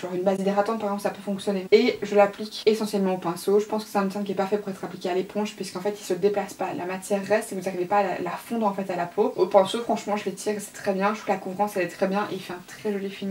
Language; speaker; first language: French; native; French